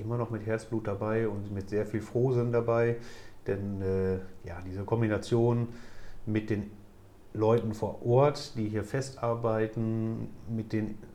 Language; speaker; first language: German; native; German